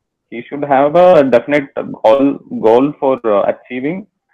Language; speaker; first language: English; non-native, local second language; Malayalam